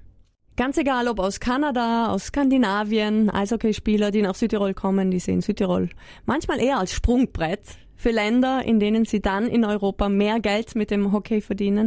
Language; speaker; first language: German; native; German